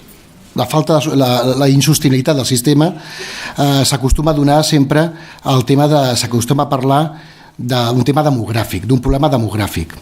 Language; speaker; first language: Catalan; native; Catalan